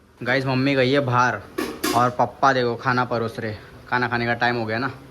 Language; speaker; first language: Hindi; non-native, local second language; Marathi